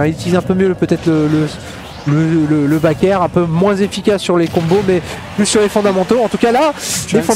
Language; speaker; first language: French; native; French